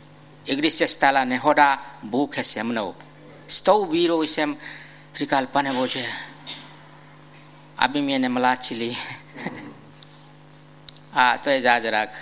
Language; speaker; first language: Czech; non-native, fluent; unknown